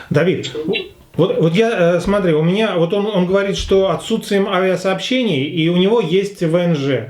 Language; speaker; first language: Russian; native; Russian